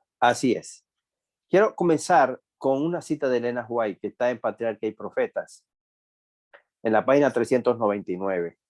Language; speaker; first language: Spanish; native; Spanish